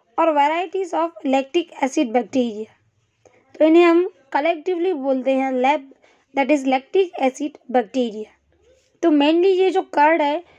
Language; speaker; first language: Hindi; non-native, local second language; Gujarati